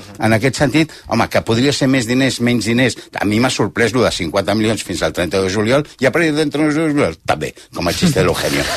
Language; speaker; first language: Catalan; native; Catalan